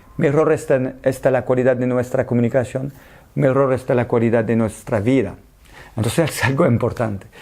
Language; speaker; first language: Spanish; non-native, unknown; French